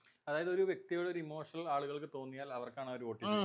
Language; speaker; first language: Malayalam; native; Malayalam